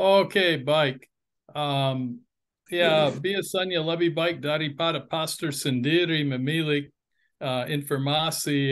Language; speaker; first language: Indonesian; non-native, fluent; English